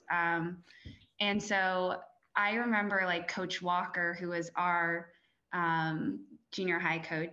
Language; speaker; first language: English; native; English